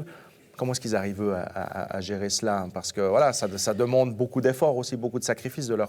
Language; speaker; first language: French; native; French